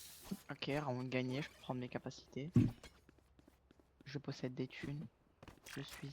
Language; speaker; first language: French; native; French